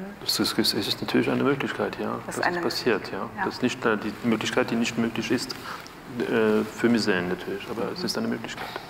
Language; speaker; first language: German; non-native, fluent; French